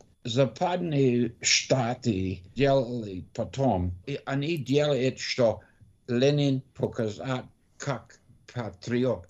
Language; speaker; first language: Russian; non-native, learner; English